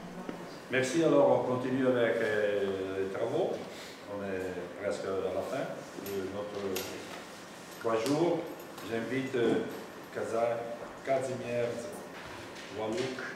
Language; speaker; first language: French; non-native, local second language; Italian